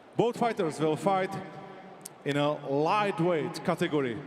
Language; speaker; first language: English; non-native, fluent; Czech